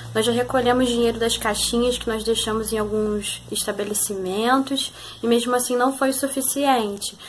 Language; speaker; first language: Portuguese; native; Portuguese